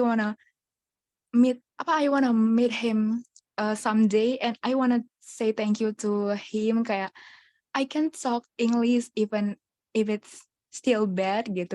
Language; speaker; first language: English; non-native, learner; Indonesian